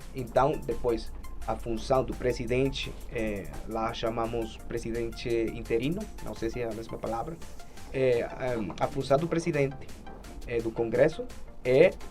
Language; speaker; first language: Portuguese; non-native, fluent; Spanish